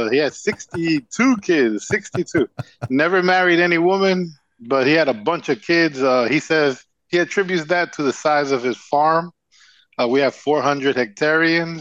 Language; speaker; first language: English; non-native, fluent; Spanish